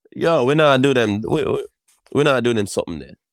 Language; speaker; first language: English; non-native, fluent; Japanese